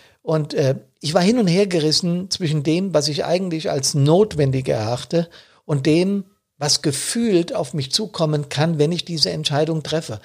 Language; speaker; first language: German; native; German